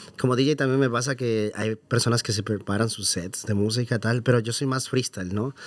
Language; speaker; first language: Spanish; native; Spanish